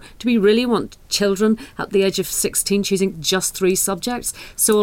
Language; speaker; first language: English; native; English